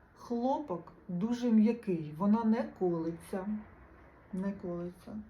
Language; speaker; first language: Ukrainian; non-native, local second language; Russian